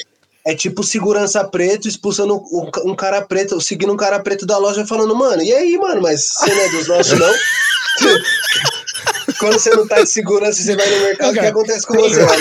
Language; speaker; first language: Portuguese; native; Portuguese